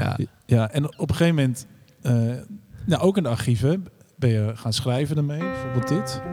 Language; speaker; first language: Dutch; native; Dutch